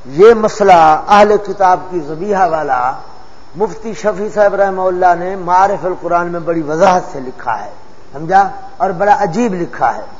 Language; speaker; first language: Urdu; non-native, local second language; Saraiki